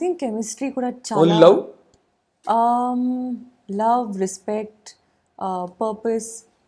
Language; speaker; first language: Telugu; non-native, learner; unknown